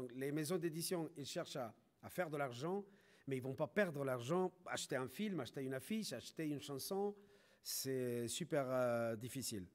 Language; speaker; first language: French; non-native, fluent; Spanish